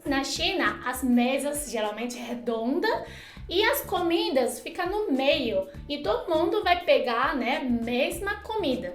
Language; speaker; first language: Portuguese; non-native, fluent; Chinese